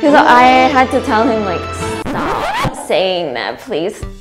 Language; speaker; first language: English; native; English